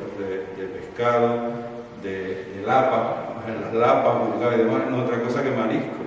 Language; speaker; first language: Spanish; native; Spanish